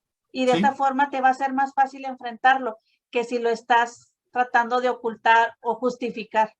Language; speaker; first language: Spanish; native; Spanish